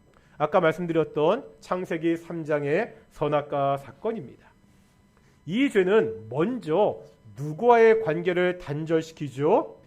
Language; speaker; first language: Korean; native; Korean